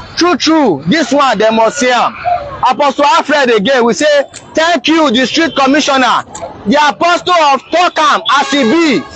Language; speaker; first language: Nigerian Pidgin; non-native, local second language; Bini